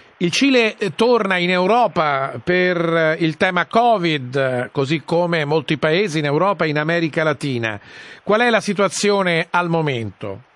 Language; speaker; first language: Italian; native; Italian